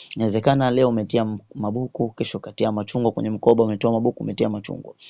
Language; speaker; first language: Swahili; native; Swahili